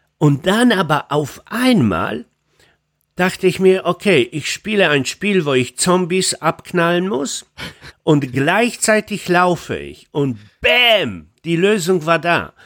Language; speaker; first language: German; non-native, fluent; Polish